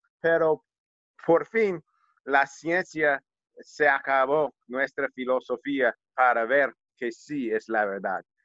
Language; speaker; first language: Spanish; non-native, learner; English